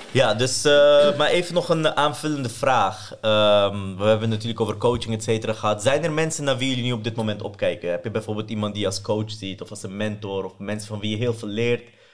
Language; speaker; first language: Dutch; early bilingual, other home language; Persian